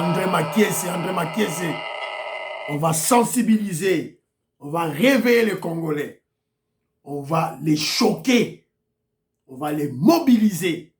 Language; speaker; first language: French; non-native, local second language; Lingala